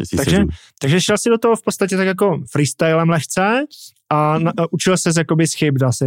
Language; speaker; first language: Czech; native; Czech